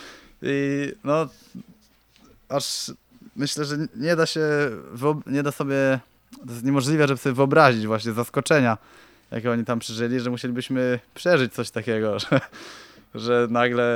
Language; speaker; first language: Polish; native; Polish